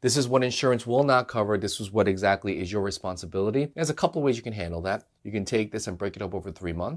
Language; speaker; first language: English; native; English